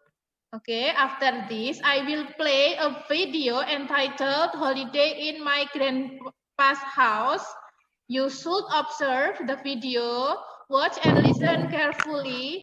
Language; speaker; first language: English; non-native, fluent; Indonesian